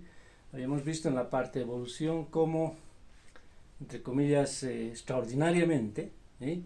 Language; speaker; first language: Spanish; native; Spanish